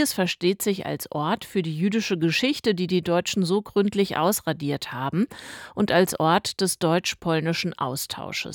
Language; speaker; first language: German; native; German